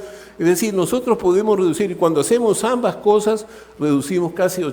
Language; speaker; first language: Spanish; native; Spanish